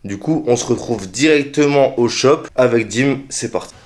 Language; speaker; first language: French; native; French